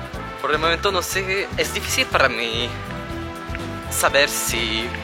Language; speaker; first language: Spanish; non-native, learner; French